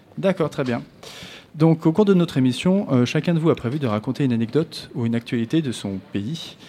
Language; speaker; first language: French; native; French